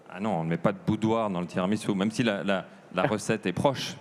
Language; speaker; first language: French; native; French